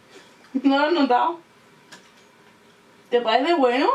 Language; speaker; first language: Spanish; native; Spanish